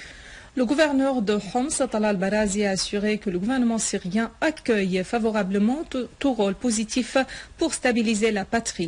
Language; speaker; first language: French; non-native, fluent; Arabic